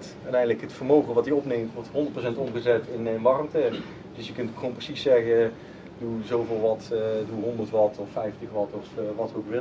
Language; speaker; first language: Dutch; native; Dutch